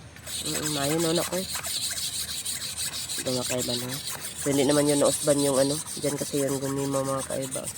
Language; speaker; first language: Filipino; non-native, local second language; Cebuano